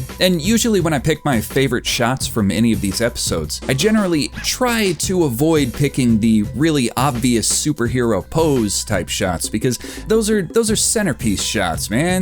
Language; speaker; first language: English; native; English